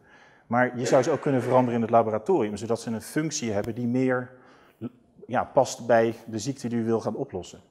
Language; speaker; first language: Dutch; native; Dutch